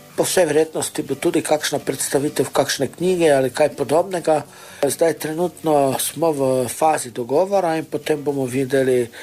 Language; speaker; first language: Slovenian; non-native, local second language; Romany